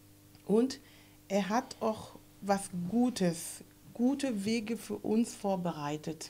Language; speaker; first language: German; non-native, fluent; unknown